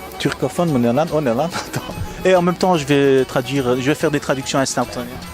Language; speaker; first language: French; early bilingual, other home language; Turkish